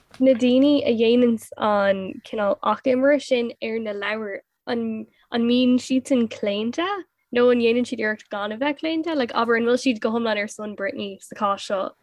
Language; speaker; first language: Irish; non-native, local second language; English